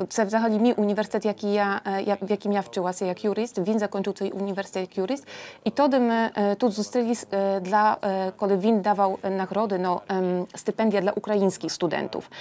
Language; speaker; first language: Polish; non-native, learner; Ukrainian